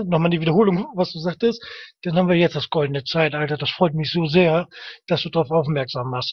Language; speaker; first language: German; native; German